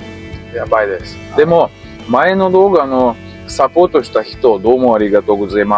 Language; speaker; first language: Japanese; non-native, learner; Russian